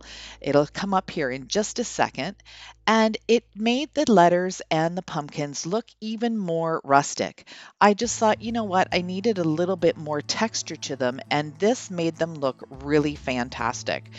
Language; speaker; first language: English; native; English